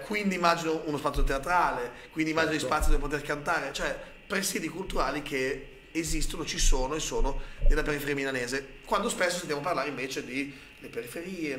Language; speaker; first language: Italian; native; Italian